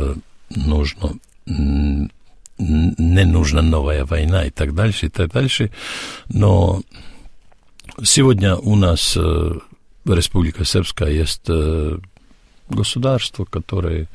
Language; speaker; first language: Russian; non-native, learner; Serbian